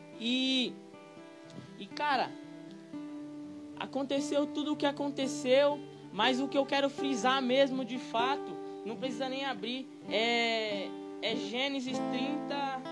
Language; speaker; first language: Portuguese; native; Portuguese